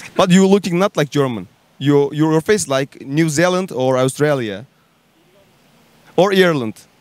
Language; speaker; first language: English; non-native, learner; Turkish